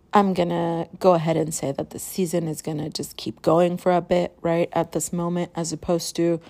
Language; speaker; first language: English; early bilingual, other home language; Spanish